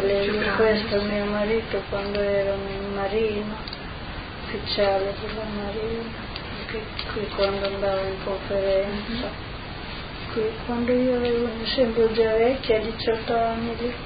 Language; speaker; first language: Italian; non-native, local second language; Slovenian